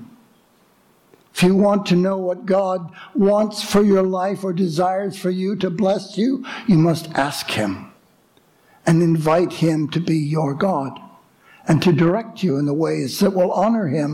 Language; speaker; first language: English; native; English